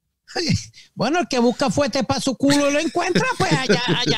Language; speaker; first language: Spanish; early bilingual, heritage; Spanish